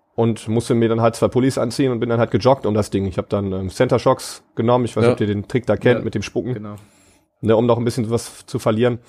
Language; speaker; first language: German; native; German